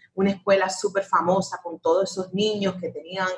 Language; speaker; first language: Spanish; early bilingual, heritage; Spanish